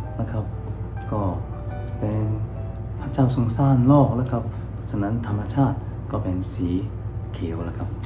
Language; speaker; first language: Thai; non-native, fluent; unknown